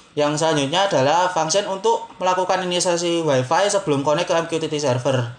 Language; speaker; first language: Indonesian; native; Indonesian